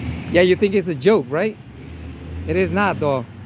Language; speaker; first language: English; non-native, fluent; Spanish